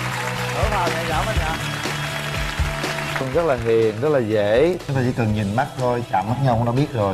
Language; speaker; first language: Vietnamese; native; Vietnamese